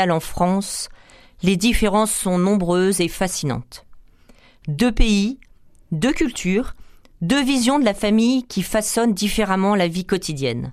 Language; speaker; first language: French; native; French